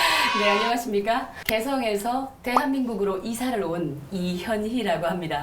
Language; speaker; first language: Korean; native; Korean